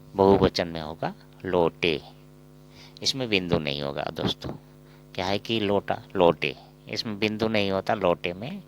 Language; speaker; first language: Hindi; non-native, local second language; Assamese